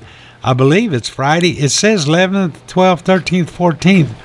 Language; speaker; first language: English; native; English